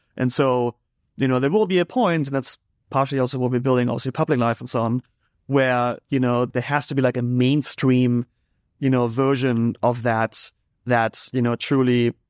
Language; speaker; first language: English; non-native, fluent; German